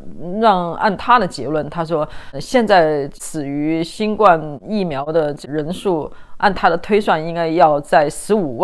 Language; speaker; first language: Chinese; native; Chinese